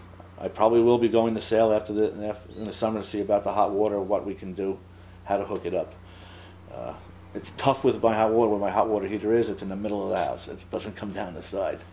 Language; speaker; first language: English; native; English